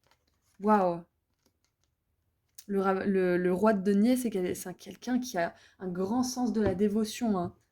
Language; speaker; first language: French; native; French